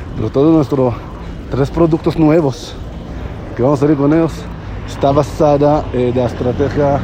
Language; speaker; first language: Spanish; non-native, fluent; Hebrew